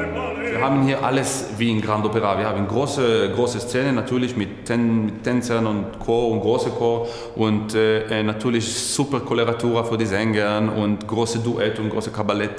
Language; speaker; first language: German; non-native, fluent; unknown